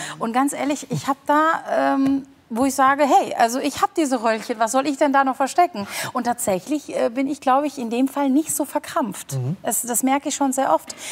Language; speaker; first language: German; early bilingual, other home language; Turkish